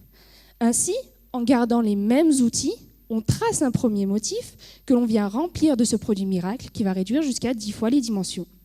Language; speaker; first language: French; native; French